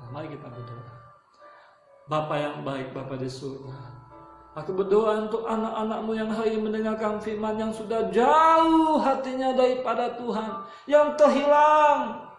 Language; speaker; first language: Indonesian; native; Indonesian